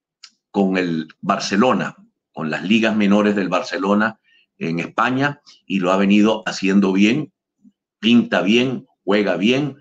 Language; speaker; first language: Spanish; native; Spanish